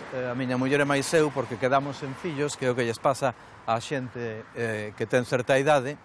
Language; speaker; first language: Galician; native; Galician